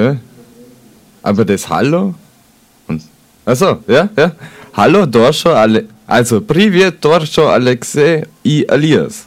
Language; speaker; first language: German; native; German